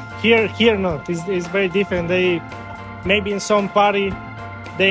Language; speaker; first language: English; non-native, learner; Spanish